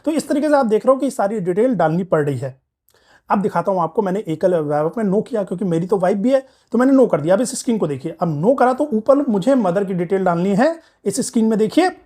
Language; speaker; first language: Hindi; native; Hindi